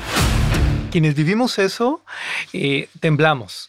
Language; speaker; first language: Spanish; native; Spanish